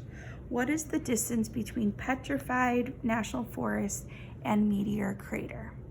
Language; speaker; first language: English; native; English